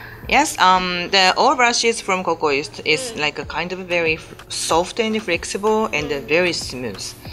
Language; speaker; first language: English; non-native, learner; Japanese